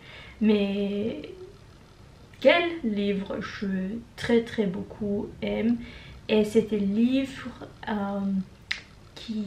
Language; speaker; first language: French; non-native, learner; Norwegian